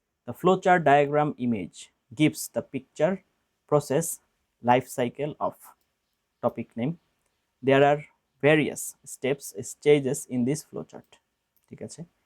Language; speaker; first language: English; non-native, local second language; Bangla